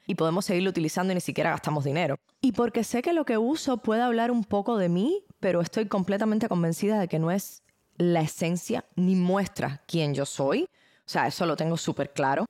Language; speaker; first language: Spanish; native; Spanish